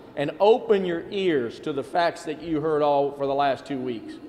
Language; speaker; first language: English; early bilingual, other home language; Spanish